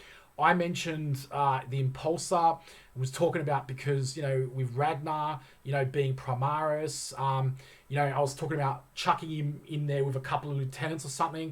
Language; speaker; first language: English; native; English